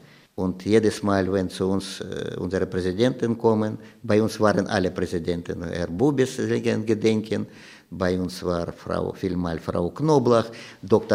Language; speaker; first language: German; non-native, learner; Russian